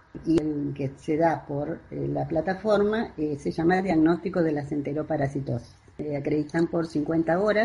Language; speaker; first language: Spanish; native; Spanish